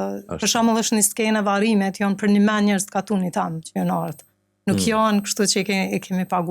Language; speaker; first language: Albanian; native; Albanian